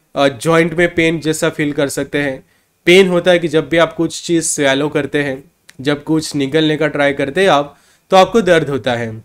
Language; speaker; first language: Hindi; non-native, local second language; Gujarati